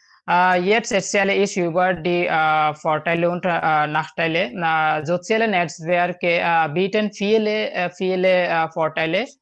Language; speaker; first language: German; non-native, learner; Bangla